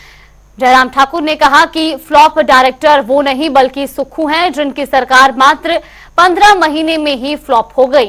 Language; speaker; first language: Hindi; native; Hindi